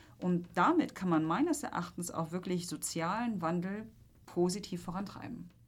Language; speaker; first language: German; non-native, fluent; Polish